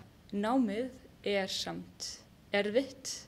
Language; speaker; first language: Icelandic; non-native, learner; German